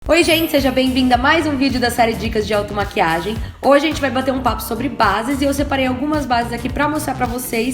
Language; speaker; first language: Portuguese; native; Portuguese